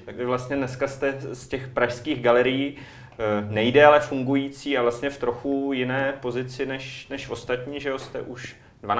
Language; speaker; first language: Czech; native; Czech